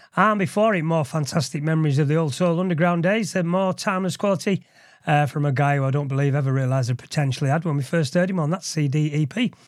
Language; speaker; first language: English; native; English